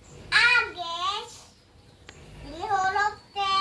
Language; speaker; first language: Indonesian; native; Indonesian